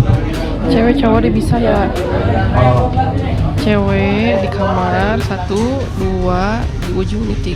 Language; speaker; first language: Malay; non-native, local second language; Sundanese